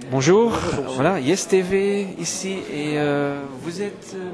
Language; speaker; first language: French; non-native, fluent; Dutch